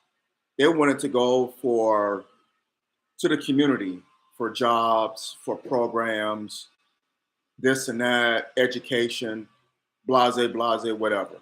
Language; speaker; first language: English; native; English